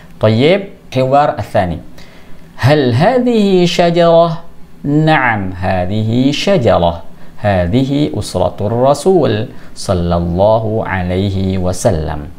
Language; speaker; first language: Arabic; non-native, fluent; Indonesian